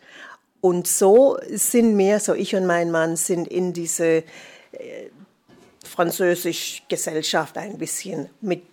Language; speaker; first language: German; non-native, fluent; English